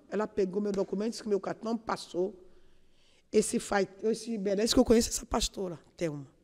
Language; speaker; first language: Portuguese; non-native, learner; Yoruba